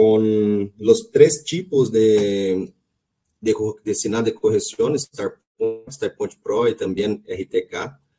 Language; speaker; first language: Spanish; non-native, learner; Portuguese